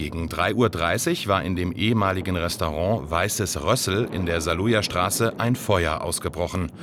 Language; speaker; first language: German; native; German